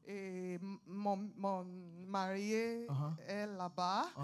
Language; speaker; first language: French; non-native, learner; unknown